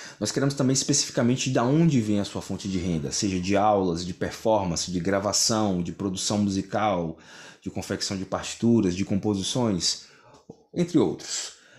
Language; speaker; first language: Portuguese; native; Portuguese